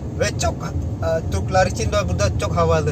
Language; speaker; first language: Turkish; non-native, learner; Indonesian